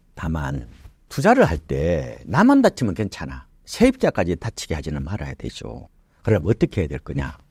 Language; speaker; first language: Korean; native; Korean